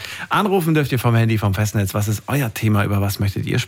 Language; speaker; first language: German; native; German